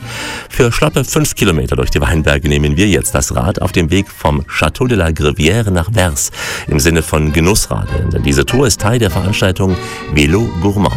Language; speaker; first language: German; native; German